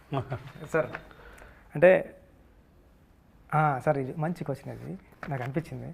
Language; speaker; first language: Telugu; native; Telugu